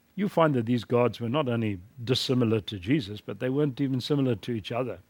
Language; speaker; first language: English; native; English